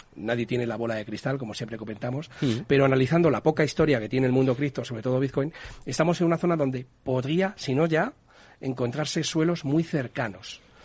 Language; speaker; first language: Spanish; native; Spanish